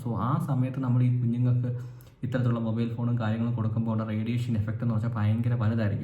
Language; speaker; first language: Malayalam; native; Malayalam